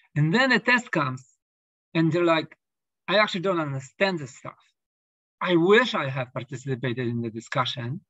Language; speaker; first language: English; non-native, fluent; Polish